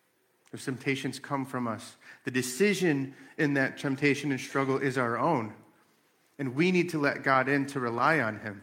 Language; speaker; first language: English; native; English